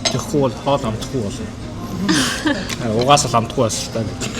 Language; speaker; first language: Mongolian; non-native, fluent; Korean